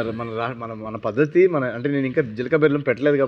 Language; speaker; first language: Telugu; native; Telugu